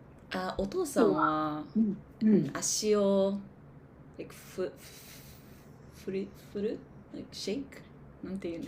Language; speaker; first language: Japanese; non-native, learner; English